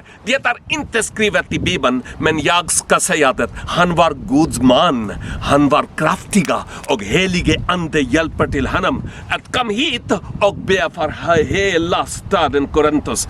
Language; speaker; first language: Swedish; non-native, learner; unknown